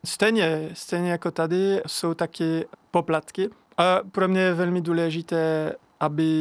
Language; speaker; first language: Czech; non-native, learner; French